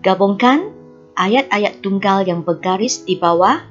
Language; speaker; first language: Malay; non-native, local second language; Chinese